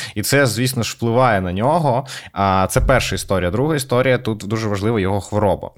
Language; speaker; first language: Ukrainian; non-native, local second language; Russian